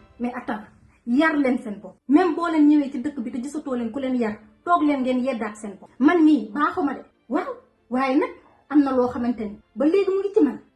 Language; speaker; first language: Wolof; native; Wolof